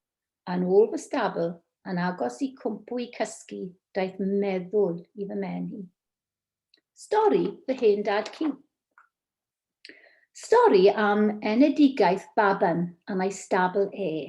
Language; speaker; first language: Welsh; non-native, local second language; English